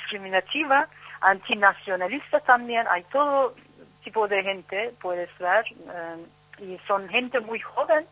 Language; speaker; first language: Spanish; non-native, learner; Turkish